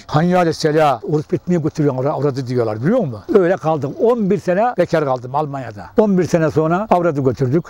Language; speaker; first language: Turkish; native; Turkish